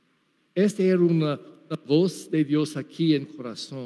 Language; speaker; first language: Spanish; non-native, learner; English